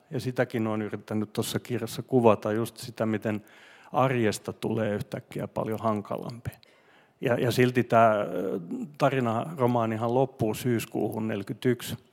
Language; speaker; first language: Finnish; non-native, local second language; Swedish